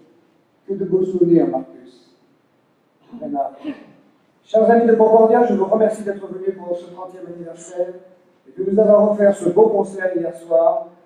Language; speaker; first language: French; native; French